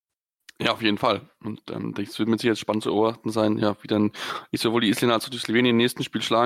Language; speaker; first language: German; native; German